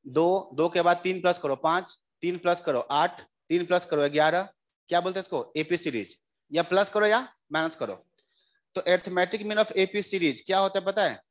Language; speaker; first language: Hindi; native; Hindi